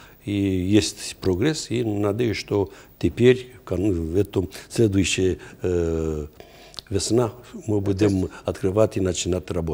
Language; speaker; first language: Russian; non-native, fluent; Romanian